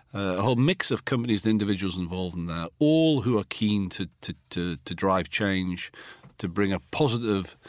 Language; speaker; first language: English; native; English